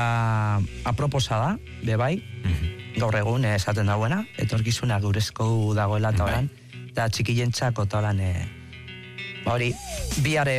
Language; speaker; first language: Basque; native; Basque